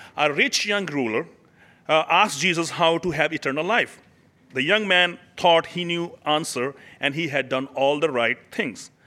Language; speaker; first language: English; non-native, local second language; Urdu